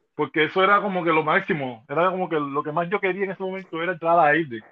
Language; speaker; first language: Spanish; native; Spanish